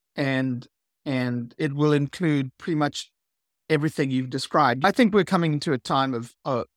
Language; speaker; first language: English; native; English